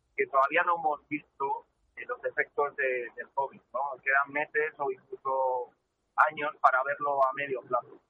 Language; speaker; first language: Spanish; native; Spanish